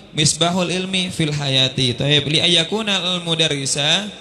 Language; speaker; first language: Arabic; non-native, fluent; Indonesian